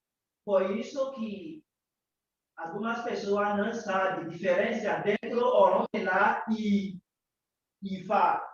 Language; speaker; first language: Portuguese; non-native, learner; Yoruba